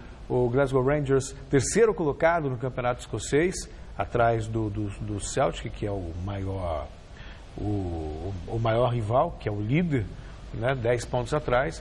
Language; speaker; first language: Portuguese; native; Portuguese